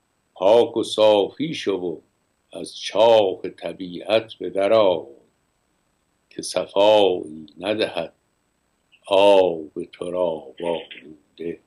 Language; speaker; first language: Persian; native; Persian